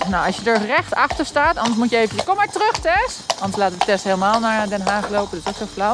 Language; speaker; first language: Dutch; native; Dutch